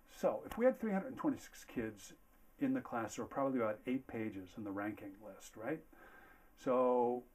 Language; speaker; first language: English; native; English